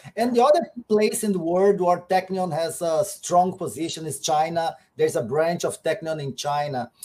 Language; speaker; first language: English; non-native, fluent; Portuguese